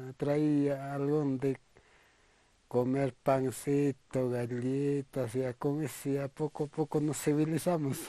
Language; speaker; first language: Spanish; non-native, local second language; Quechua